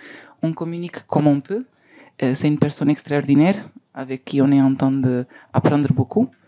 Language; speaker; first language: French; non-native, learner; Spanish